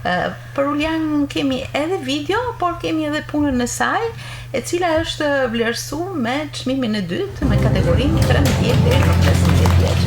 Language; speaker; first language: Albanian; native; Albanian